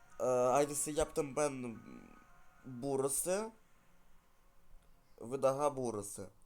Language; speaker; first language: Turkish; non-native, learner; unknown